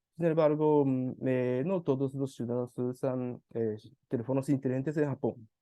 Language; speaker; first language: Spanish; non-native, fluent; Japanese